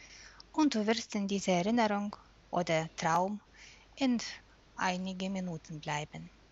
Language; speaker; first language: German; non-native, fluent; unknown